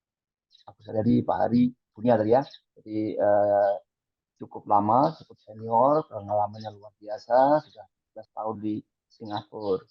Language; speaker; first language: Indonesian; native; Indonesian